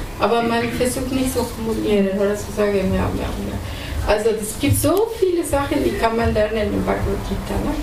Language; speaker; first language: German; non-native, fluent; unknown